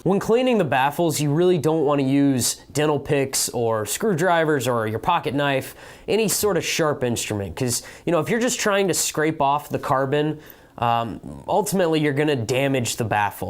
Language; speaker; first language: English; native; English